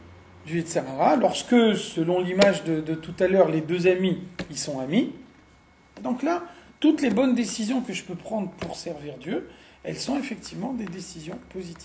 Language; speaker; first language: French; native; French